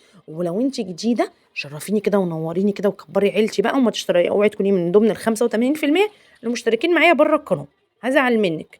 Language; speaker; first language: Arabic; native; Arabic